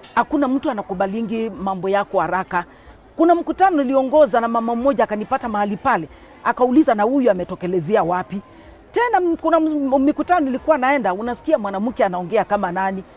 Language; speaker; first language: Swahili; non-native, local second language; Kamba